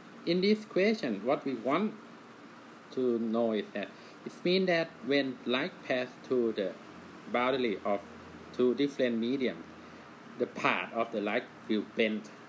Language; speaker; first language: English; non-native, fluent; Thai